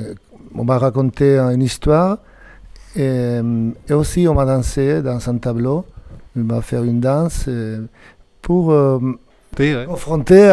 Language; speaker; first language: French; non-native, fluent; Spanish